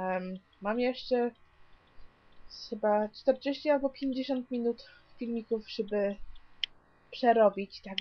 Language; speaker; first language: Polish; early bilingual, heritage; Polish